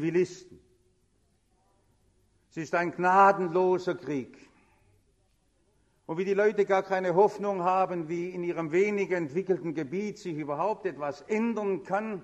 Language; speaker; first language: German; native; German